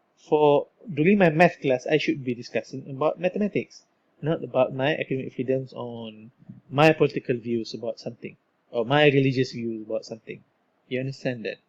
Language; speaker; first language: English; non-native, local second language; Malay